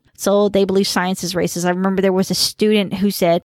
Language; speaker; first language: English; early bilingual, other home language; Khmer